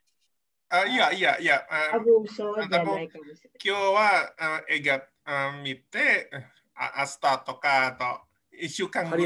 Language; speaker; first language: Japanese; non-native, learner; Indonesian